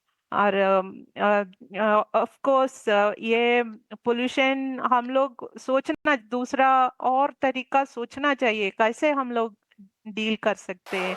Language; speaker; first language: Hindi; non-native, local second language; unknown